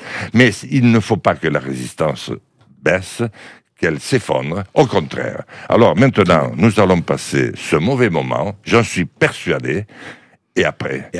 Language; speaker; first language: French; native; French